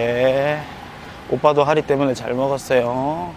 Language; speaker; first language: Korean; native; Korean